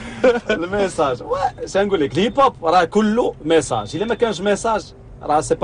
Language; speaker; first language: Arabic; native; Arabic